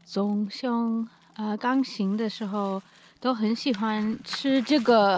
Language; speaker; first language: Chinese; non-native, fluent; English